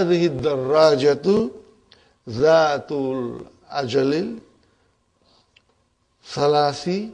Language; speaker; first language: Arabic; non-native, fluent; English